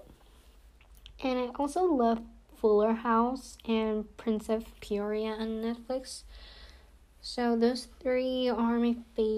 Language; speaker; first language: English; non-native, fluent; Korean